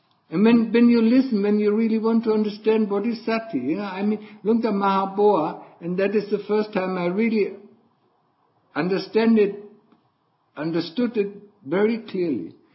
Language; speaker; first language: English; non-native, fluent; German